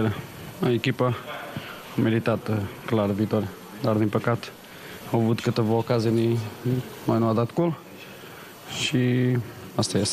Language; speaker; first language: Romanian; non-native, learner; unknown